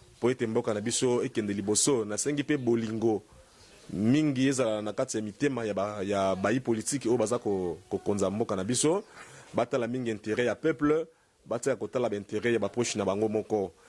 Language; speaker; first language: Lingala; non-native, local second language; Luba-Lulua